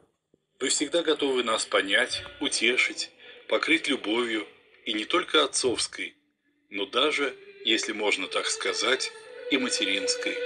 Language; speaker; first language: Russian; native; Russian